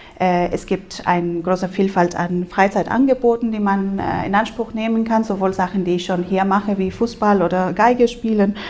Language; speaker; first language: German; non-native, fluent; Spanish